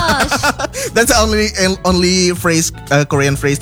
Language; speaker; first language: English; non-native, fluent; Indonesian